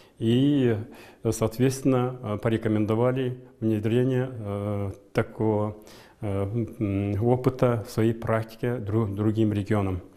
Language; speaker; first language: Russian; non-native, local second language; Kazakh